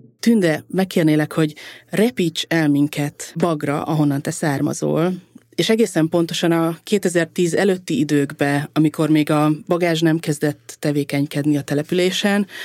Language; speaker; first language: Hungarian; native; Hungarian